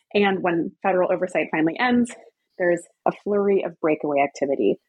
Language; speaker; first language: English; native; English